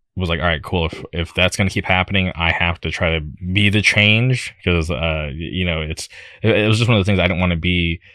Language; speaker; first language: English; native; English